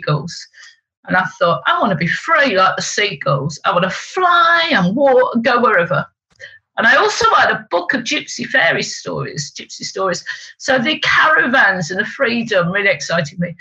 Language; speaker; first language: English; native; English